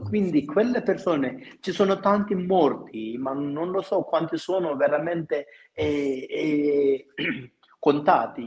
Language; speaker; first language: Italian; non-native, fluent; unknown